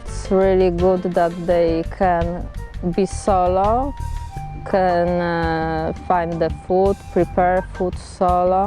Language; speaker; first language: English; non-native, fluent; Polish